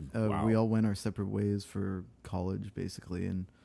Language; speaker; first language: English; early bilingual, other home language; French